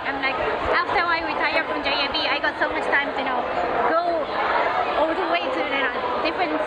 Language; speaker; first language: English; non-native, learner; Japanese